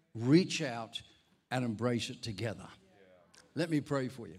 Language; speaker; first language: English; native; English